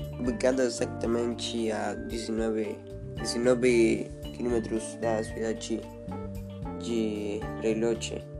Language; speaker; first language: Portuguese; non-native, learner; Spanish